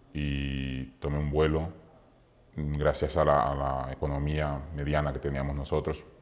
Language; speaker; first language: Spanish; native; Spanish